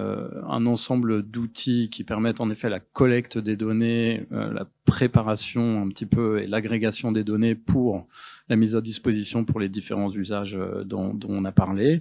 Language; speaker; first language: French; native; French